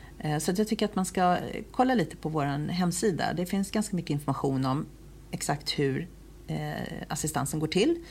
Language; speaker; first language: Swedish; native; Swedish